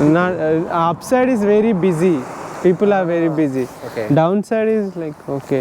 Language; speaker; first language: English; non-native, local second language; Telugu